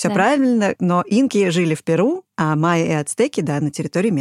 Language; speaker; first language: Russian; native; Russian